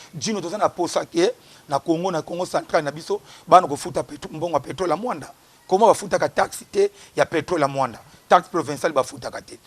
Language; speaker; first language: Lingala; non-native, local second language; Kongo